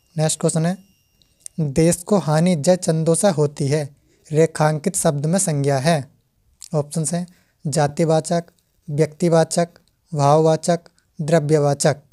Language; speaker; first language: Hindi; native; Hindi